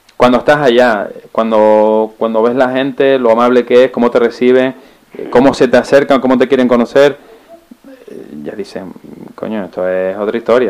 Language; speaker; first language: Spanish; native; Spanish